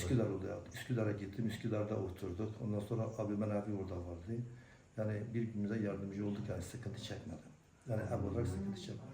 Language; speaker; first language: Turkish; non-native, local second language; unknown